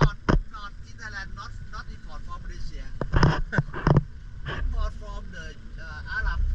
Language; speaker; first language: English; non-native, learner; Thai